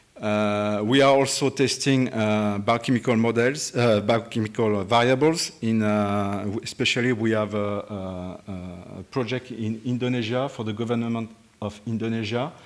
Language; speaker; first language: English; non-native, fluent; French